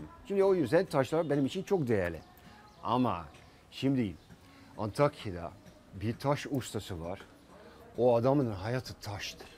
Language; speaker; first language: Turkish; non-native, fluent; Dutch